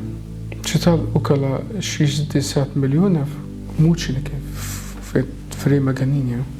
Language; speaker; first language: Russian; non-native, learner; Arabic